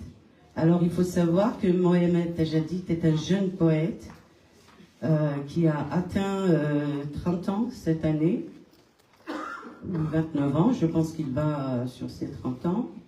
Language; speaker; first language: French; non-native, local second language; Kabyle